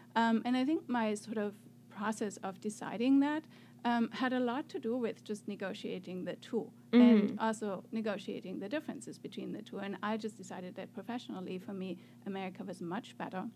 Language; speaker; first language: English; non-native, fluent; German